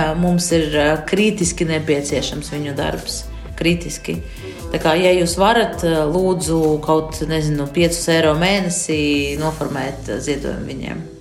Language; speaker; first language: Latvian; non-native, local second language; Russian